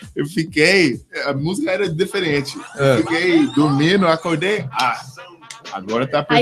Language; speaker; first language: Portuguese; non-native, fluent; English